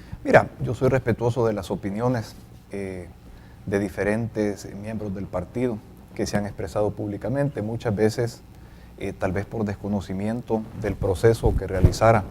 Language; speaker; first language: Spanish; native; Spanish